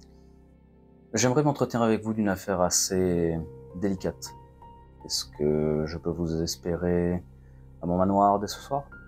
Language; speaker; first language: French; native; French